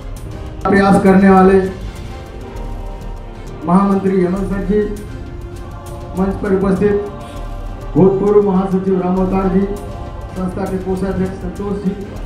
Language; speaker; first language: Hindi; native; Hindi